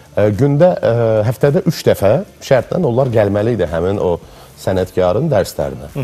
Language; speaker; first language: Azerbaijani; non-native, local second language; Russian